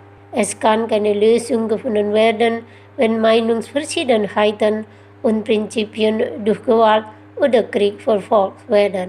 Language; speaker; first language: German; non-native, fluent; Indonesian